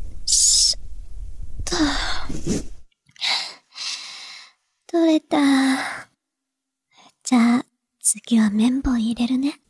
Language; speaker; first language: Japanese; non-native, learner; Chinese